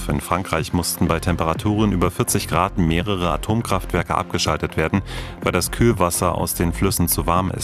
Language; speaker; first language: German; native; German